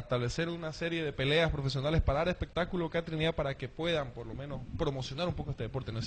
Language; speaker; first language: Spanish; native; Spanish